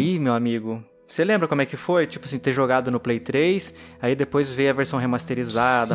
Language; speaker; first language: Portuguese; native; Portuguese